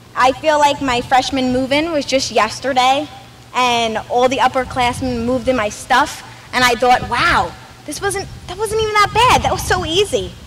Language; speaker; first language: English; native; English